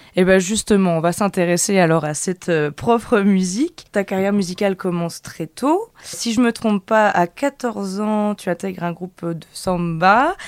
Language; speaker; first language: French; native; French